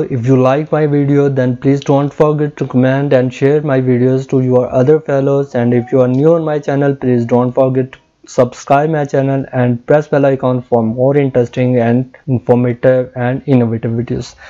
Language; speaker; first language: English; non-native, local second language; Urdu